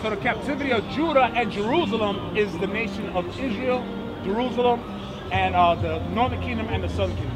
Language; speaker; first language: English; native; English